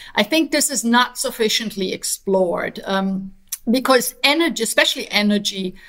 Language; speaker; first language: English; non-native, fluent; German